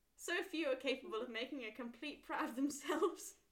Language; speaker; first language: English; native; English